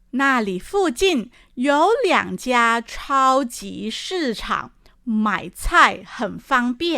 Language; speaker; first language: Chinese; non-native, fluent; Thai